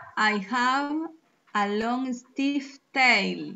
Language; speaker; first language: English; non-native, learner; Spanish